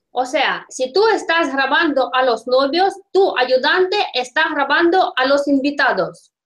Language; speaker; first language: Spanish; non-native, fluent; Russian